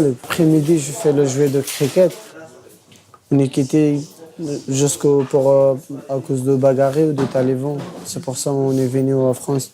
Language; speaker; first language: French; non-native, learner; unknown